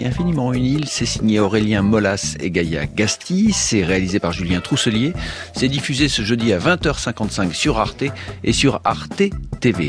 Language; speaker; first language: French; native; French